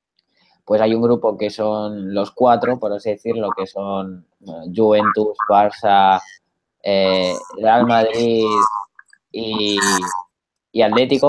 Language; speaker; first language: Spanish; native; Spanish